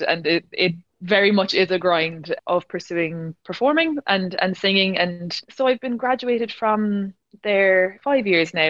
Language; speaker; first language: English; native; English